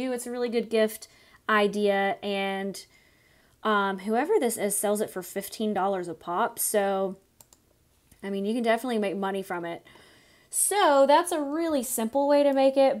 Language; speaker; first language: English; native; English